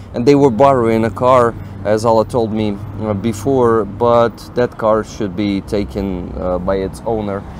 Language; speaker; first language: English; non-native, fluent; Ukrainian